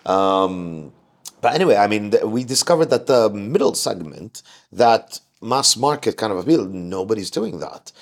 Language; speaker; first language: English; non-native, fluent; Arabic